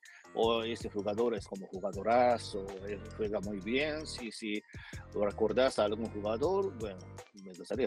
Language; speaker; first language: Spanish; non-native, fluent; Japanese